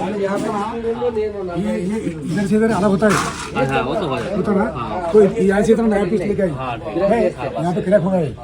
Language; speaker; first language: Hindi; non-native, local second language; Telugu